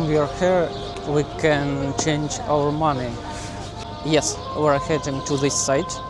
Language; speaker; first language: English; non-native, learner; Russian